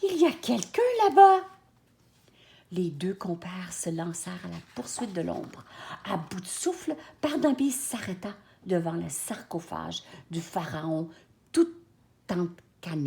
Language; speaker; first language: French; native; French